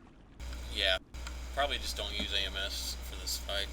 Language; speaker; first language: English; native; English